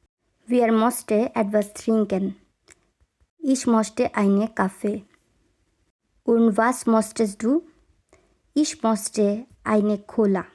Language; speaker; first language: German; non-native, fluent; Bangla